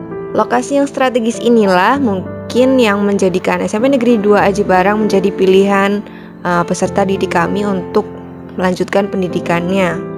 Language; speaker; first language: Indonesian; native; Indonesian